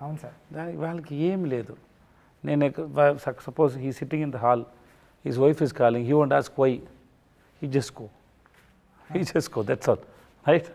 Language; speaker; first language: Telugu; non-native, learner; Tamil